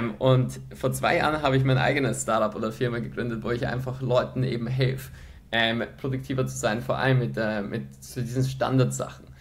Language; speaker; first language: German; early bilingual, other home language; Polish